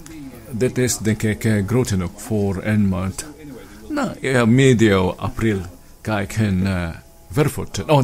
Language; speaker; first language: Dutch; non-native, learner; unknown